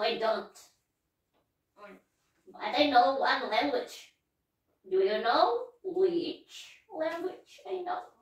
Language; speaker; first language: English; non-native, learner; Russian